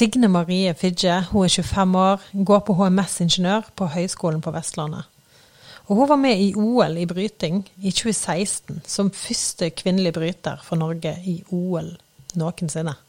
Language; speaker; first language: Norwegian; native; Norwegian